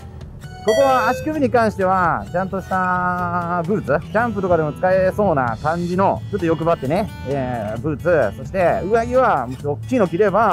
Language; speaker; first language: Japanese; native; Japanese